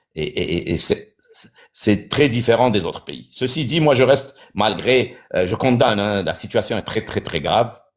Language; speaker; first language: French; non-native, local second language; Arabic